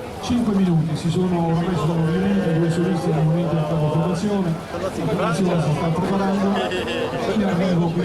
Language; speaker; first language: Italian; native; Italian